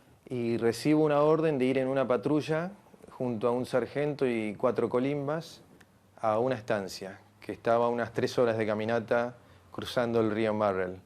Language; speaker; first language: Spanish; native; Spanish